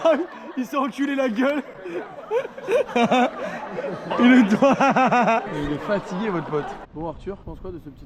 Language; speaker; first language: French; native; French